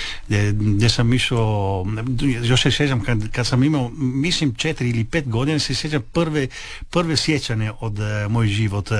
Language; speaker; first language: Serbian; early bilingual, heritage; Italian